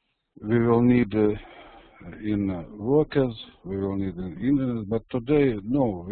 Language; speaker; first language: English; non-native, learner; Russian